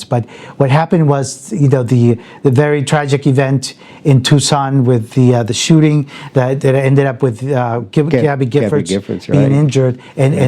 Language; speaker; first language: English; early bilingual, other home language; Spanish